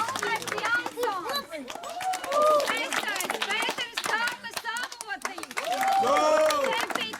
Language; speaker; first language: Latvian; native; Latvian